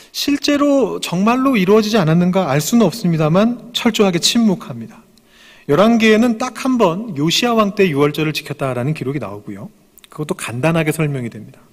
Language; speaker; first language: Korean; native; Korean